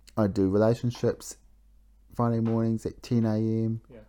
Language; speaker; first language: English; native; English